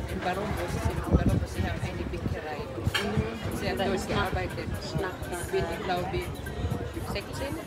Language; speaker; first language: German; early bilingual, other home language; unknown